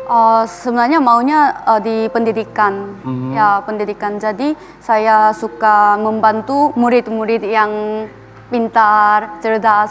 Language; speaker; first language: Indonesian; non-native, fluent; Korean